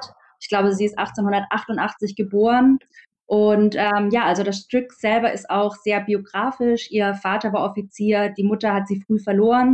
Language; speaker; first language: German; native; German